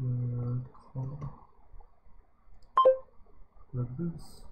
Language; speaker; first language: French; non-native, learner; English